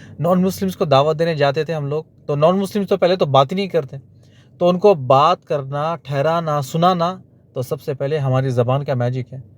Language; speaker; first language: Urdu; native; Urdu